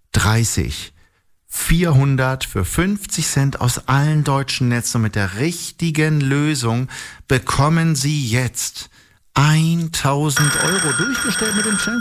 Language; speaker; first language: German; native; German